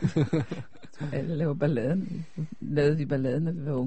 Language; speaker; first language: Danish; non-native, fluent; Polish